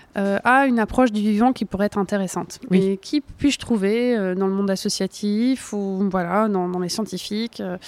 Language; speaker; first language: French; native; French